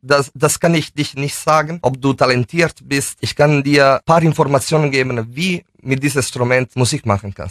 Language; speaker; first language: German; non-native, fluent; Italian